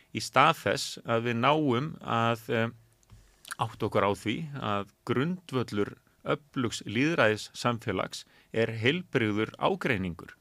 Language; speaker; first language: Icelandic; native; Icelandic